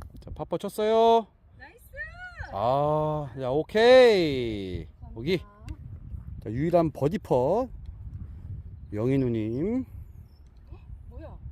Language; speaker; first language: Korean; native; Korean